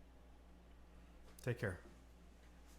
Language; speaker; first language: English; native; English